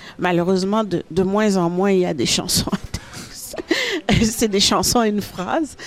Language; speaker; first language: French; early bilingual, other home language; Haitian Creole